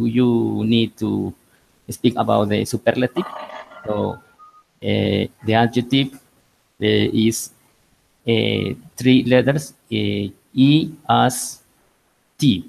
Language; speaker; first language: English; non-native, learner; Spanish